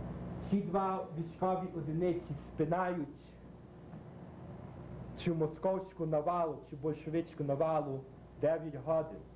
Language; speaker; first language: Ukrainian; early bilingual, heritage; Ukrainian